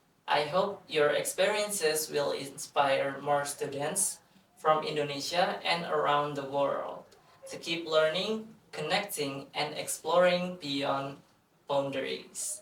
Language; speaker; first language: English; non-native, fluent; Indonesian